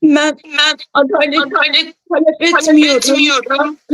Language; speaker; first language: Turkish; non-native, learner; Turkmen